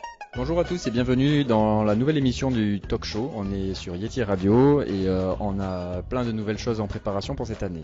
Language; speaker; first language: French; native; French